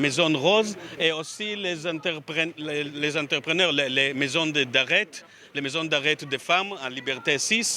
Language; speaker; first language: French; non-native, learner; Hebrew